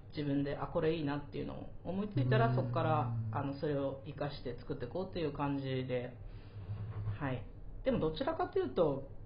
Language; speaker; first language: Japanese; native; Japanese